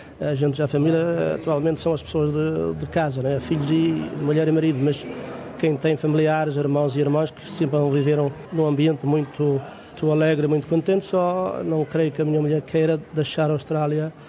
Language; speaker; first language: Portuguese; native; Portuguese